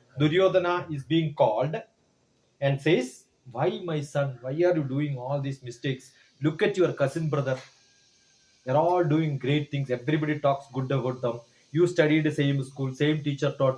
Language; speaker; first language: English; non-native, local second language; Malayalam